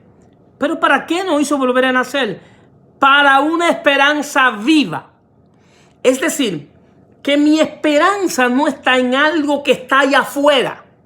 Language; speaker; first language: Spanish; native; Spanish